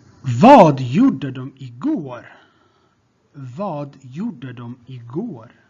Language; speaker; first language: Swedish; non-native, fluent; Tigrinya